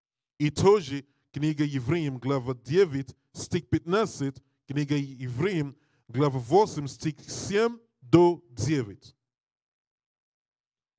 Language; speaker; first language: Russian; non-native, learner; English